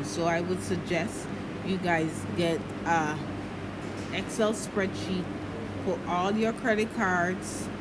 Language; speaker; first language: English; native; English